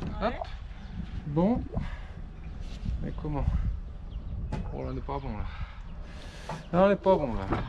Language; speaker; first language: French; native; French